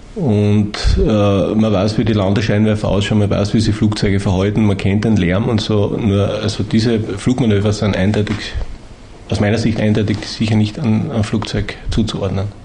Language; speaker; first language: German; native; German